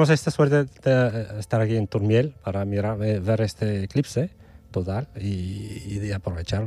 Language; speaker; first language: Spanish; non-native, fluent; Bulgarian